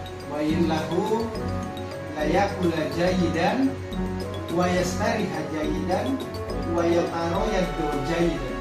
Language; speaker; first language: Arabic; non-native, learner; Indonesian